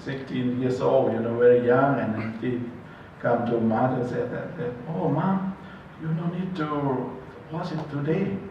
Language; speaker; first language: English; non-native, learner; Thai